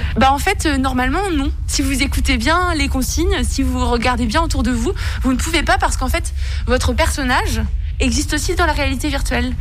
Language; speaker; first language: French; native; French